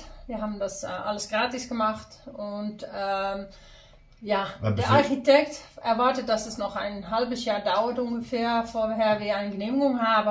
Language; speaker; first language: German; non-native, learner; Dutch